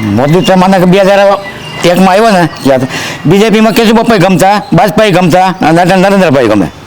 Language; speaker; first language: Gujarati; native; Gujarati